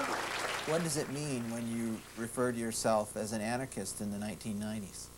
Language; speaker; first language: English; native; English